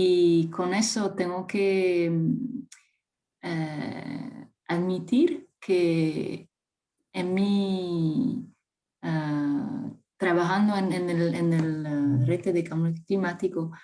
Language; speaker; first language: Spanish; non-native, fluent; French